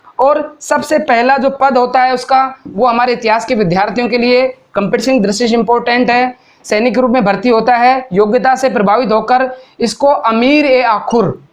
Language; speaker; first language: Hindi; native; Hindi